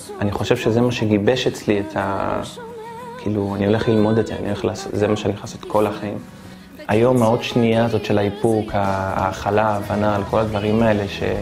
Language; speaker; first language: Hebrew; native; Hebrew